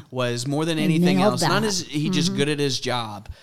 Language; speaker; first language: English; native; English